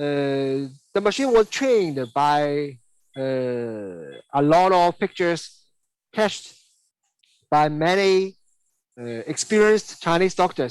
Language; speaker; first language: English; non-native, learner; Chinese